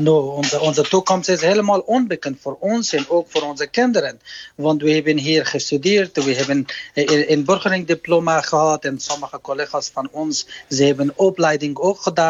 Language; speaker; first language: Dutch; non-native, learner; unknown